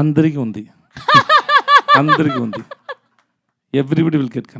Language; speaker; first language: Telugu; non-native, learner; Tamil